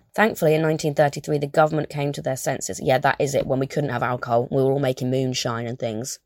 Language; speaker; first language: English; native; English